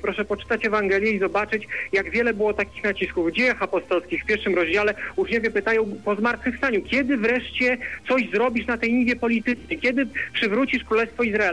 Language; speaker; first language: Polish; native; Polish